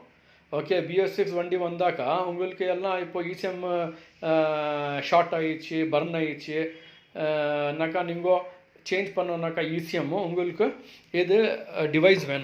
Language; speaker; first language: Tamil; non-native, local second language; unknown